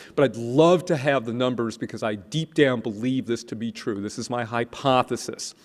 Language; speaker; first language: English; native; English